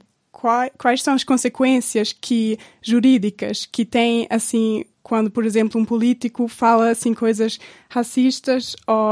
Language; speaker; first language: Portuguese; non-native, fluent; German